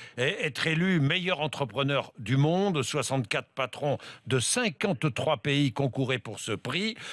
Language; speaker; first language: French; native; French